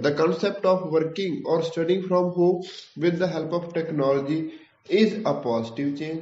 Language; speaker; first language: English; non-native, local second language; Punjabi